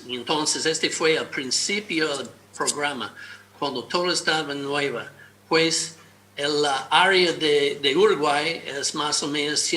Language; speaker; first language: Spanish; non-native, fluent; English